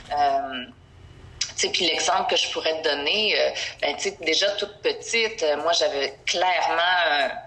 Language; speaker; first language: French; native; French